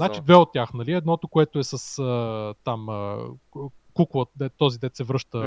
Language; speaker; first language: Bulgarian; native; Bulgarian